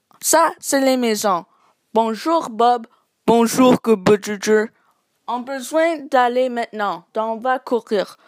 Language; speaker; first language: French; non-native, learner; English